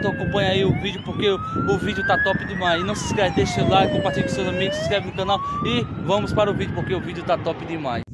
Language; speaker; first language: Portuguese; native; Portuguese